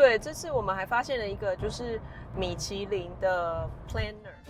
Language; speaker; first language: Chinese; native; Chinese